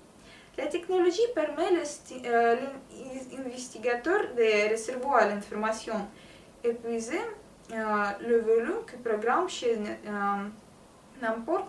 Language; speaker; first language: French; non-native, learner; Russian